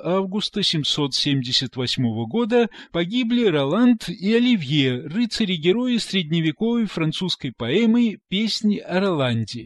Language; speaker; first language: Russian; native; Russian